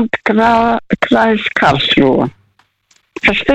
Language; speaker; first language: German; non-native, fluent; Russian